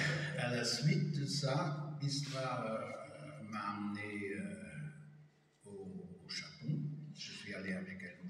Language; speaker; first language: French; non-native, fluent; German